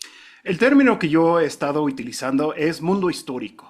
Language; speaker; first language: Spanish; native; Spanish